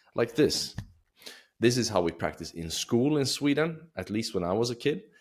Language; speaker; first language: English; non-native, fluent; Swedish